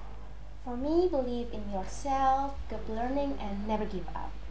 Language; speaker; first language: English; non-native, local second language; Indonesian